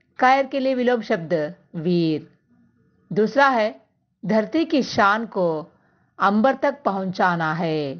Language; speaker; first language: Hindi; non-native, local second language; Telugu